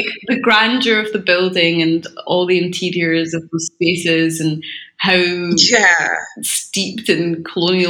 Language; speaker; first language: English; native; English